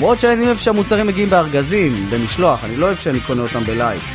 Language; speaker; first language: Hebrew; native; Hebrew